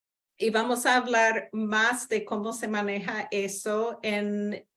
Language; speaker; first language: Spanish; non-native, fluent; English